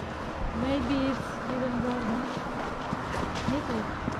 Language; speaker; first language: English; non-native, learner; Russian